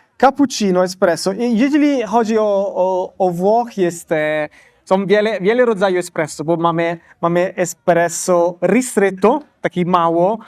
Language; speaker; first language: Polish; non-native, learner; Italian